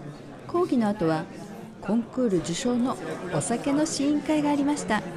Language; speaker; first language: Japanese; native; Japanese